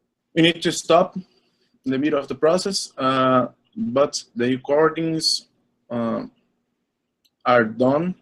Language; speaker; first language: English; non-native, learner; Portuguese